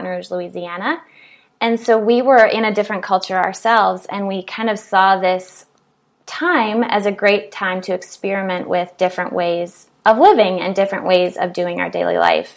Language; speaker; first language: English; native; English